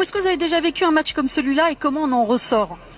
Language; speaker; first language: French; native; French